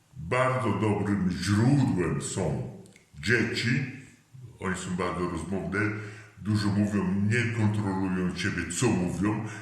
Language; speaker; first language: Polish; native; Polish